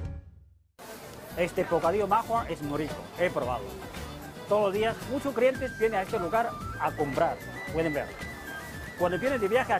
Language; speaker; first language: Spanish; non-native, fluent; Chinese